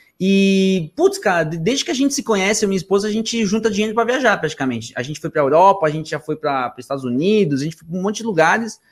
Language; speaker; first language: Portuguese; early bilingual, other home language; Spanish